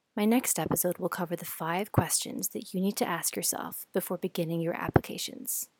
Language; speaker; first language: English; native; English